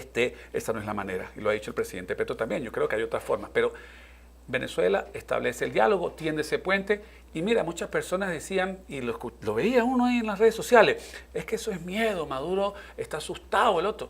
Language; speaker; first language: Spanish; native; Spanish